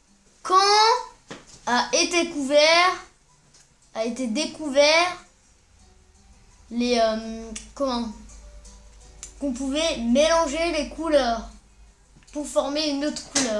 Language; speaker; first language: French; native; French